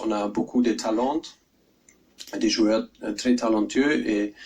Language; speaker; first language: French; non-native, learner; German